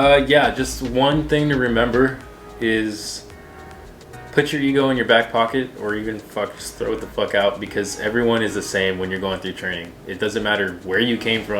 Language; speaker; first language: English; native; English